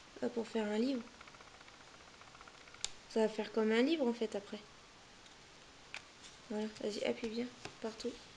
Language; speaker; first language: French; native; French